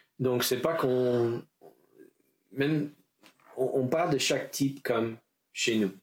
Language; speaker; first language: French; non-native, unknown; English